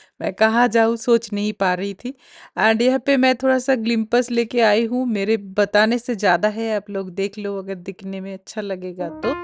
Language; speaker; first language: Hindi; non-native, local second language; Bangla